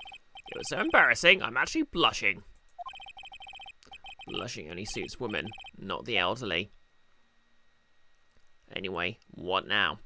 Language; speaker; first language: English; native; English